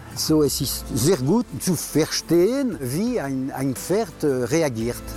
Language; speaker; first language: German; non-native, fluent; French